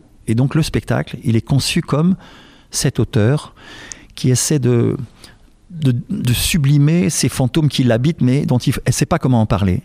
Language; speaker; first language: French; native; French